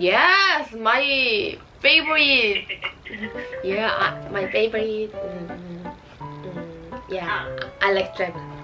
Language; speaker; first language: English; non-native, learner; Korean